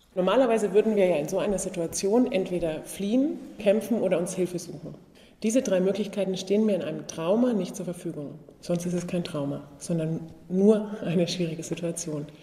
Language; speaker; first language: German; native; German